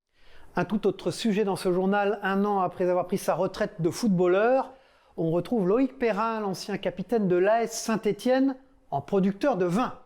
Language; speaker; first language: French; native; French